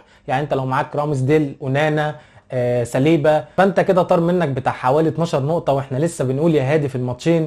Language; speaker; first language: Arabic; native; Arabic